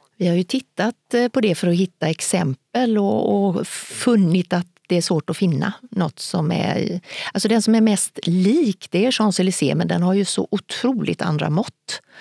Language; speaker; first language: Swedish; native; Swedish